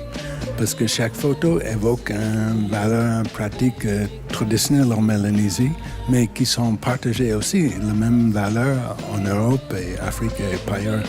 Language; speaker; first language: French; non-native, fluent; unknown